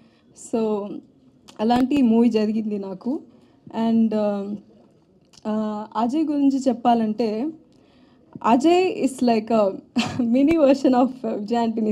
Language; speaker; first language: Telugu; non-native, learner; Tamil